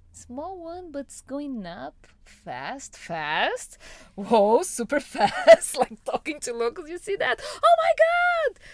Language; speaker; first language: English; non-native, fluent; Portuguese